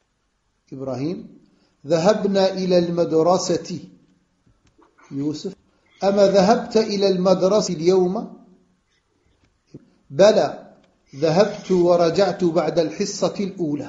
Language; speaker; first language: Arabic; non-native, fluent; French